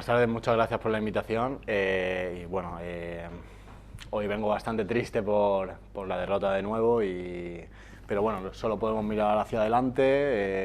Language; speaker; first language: Spanish; native; Spanish